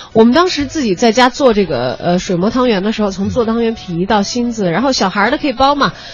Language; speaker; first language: Chinese; native; Chinese